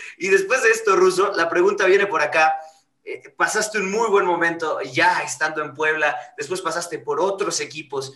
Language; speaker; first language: Spanish; native; Spanish